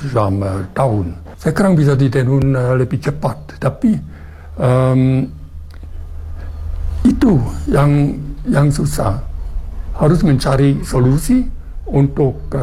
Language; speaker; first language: Indonesian; non-native, fluent; German